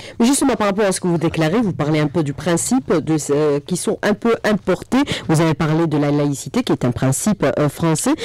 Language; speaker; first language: French; non-native, local second language; Arabic